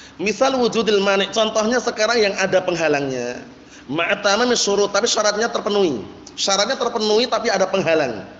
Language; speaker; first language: Indonesian; native; Indonesian